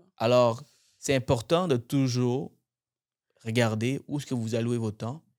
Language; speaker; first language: French; native; French